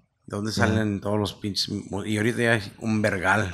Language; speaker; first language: Spanish; early bilingual, heritage; Spanish